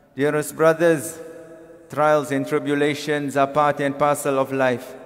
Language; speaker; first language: English; non-native, local second language; Malay